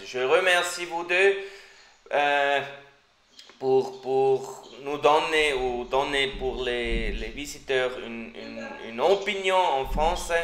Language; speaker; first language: French; non-native, learner; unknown